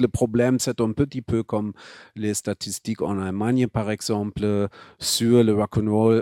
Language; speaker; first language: French; non-native, fluent; German